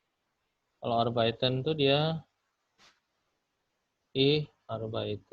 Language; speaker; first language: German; non-native, fluent; Indonesian